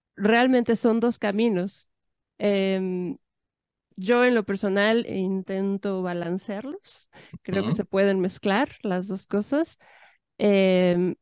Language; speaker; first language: Spanish; native; Spanish